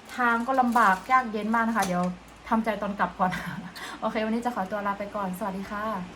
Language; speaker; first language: Thai; non-native, local second language; Karen languages